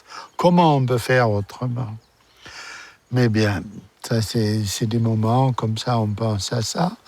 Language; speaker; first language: French; non-native, fluent; German